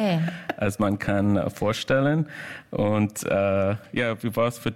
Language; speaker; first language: German; non-native, learner; English